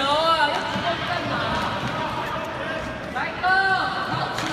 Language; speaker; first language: Chinese; native; Chinese